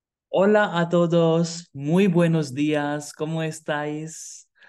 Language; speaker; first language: Spanish; non-native, fluent; Hindi